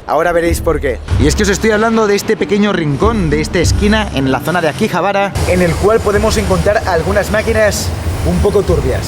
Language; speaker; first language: Spanish; native; Spanish